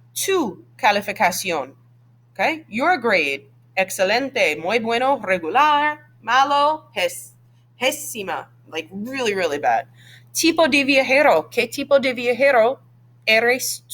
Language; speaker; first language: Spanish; non-native, fluent; English